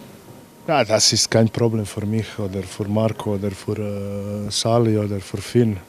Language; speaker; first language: German; non-native, learner; Croatian